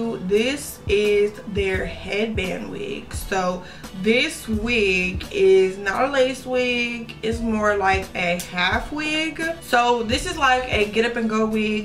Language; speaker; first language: English; native; English